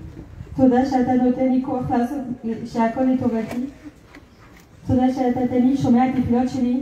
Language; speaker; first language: Hebrew; non-native, fluent; French